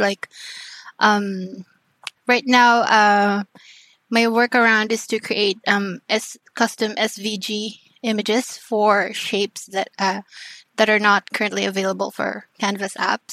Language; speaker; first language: English; non-native, local second language; Filipino